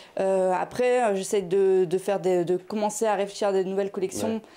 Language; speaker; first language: French; native; French